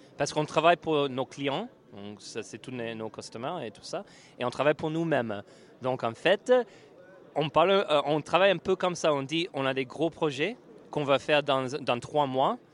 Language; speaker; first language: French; non-native, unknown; English